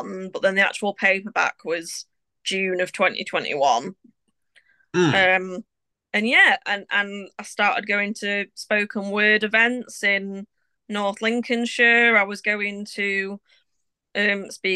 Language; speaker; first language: English; native; English